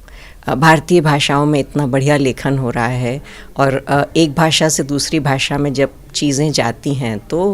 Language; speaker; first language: Hindi; native; Hindi